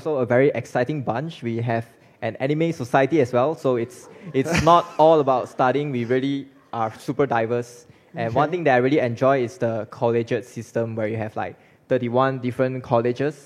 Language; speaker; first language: English; non-native, local second language; Chinese